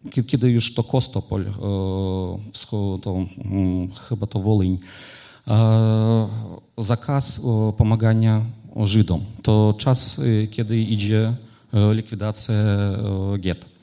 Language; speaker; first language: Polish; non-native, fluent; Ukrainian